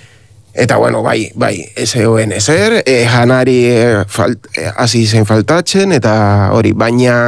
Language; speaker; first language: Basque; non-native, learner; Spanish